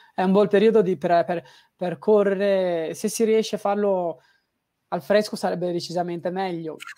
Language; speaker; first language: Italian; early bilingual, other home language; Tigrinya